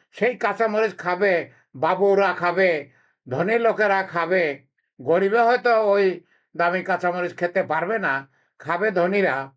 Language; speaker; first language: Bangla; native; Bangla